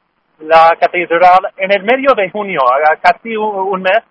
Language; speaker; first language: Spanish; non-native, fluent; English